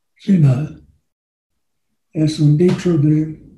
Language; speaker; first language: Spanish; non-native, learner; English